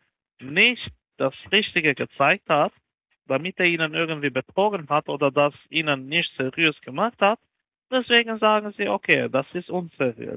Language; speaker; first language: German; non-native, learner; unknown